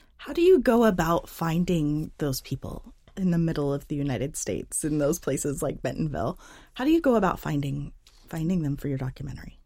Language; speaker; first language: English; native; English